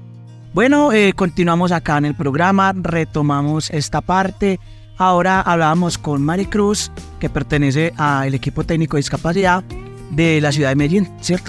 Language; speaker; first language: Spanish; native; Spanish